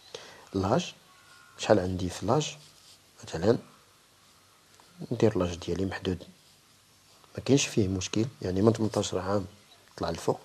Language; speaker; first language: Arabic; native; Arabic